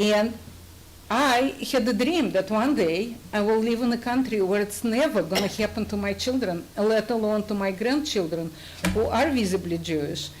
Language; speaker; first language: English; non-native, fluent; Russian